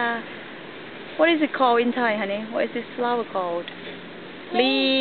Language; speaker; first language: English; non-native, fluent; Thai